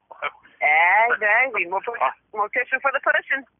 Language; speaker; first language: English; native; English